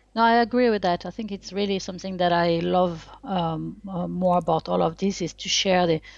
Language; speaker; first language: English; non-native, fluent; Portuguese